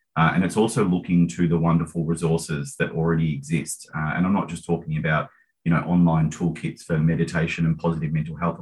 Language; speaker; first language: English; native; English